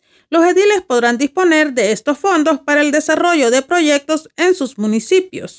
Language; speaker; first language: Spanish; native; Spanish